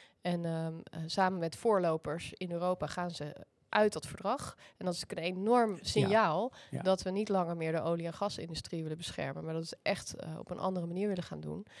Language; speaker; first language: Dutch; native; Dutch